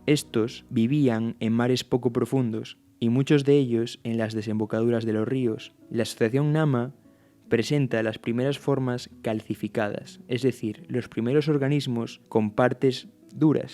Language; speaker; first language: Spanish; native; Spanish